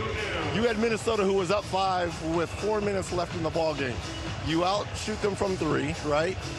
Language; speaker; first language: English; native; English